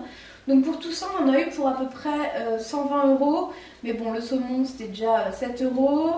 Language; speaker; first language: French; native; French